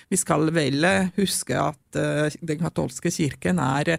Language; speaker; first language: Norwegian; non-native, fluent; Italian